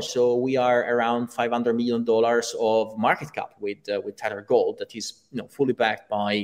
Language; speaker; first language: English; non-native, fluent; Italian